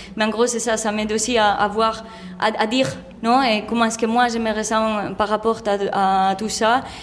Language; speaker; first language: French; non-native, fluent; Spanish